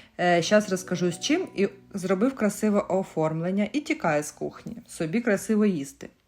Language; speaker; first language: Ukrainian; native; Ukrainian